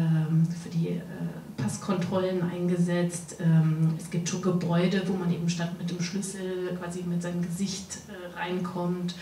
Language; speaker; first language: German; native; German